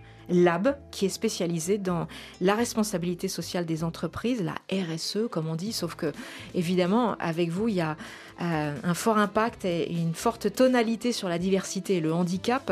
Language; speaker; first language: French; native; French